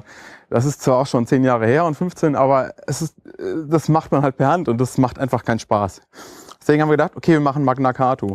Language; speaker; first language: German; native; German